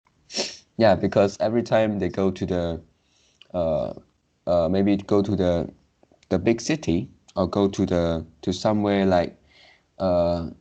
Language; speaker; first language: English; non-native, local second language; Chinese